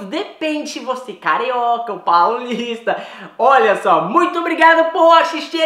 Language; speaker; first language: Portuguese; non-native, fluent; Swedish